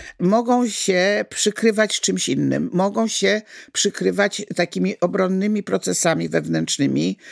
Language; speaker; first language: Polish; native; Polish